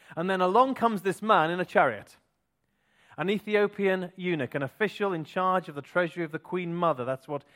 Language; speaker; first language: English; native; English